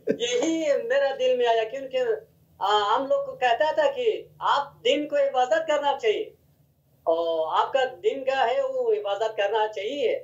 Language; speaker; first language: Hindi; non-native, learner; Hazaragi